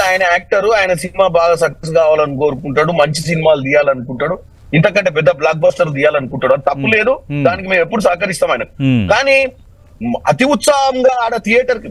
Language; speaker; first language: Telugu; native; Telugu